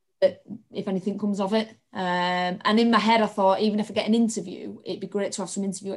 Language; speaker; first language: English; native; English